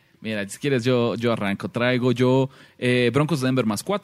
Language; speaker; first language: Spanish; native; Spanish